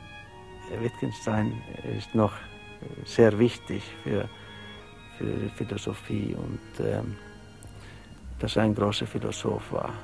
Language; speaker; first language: German; non-native, learner; Norwegian